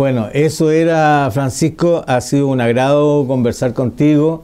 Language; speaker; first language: Spanish; native; Spanish